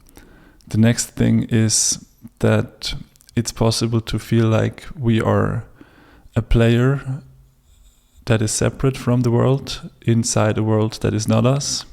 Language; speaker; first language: English; non-native, fluent; German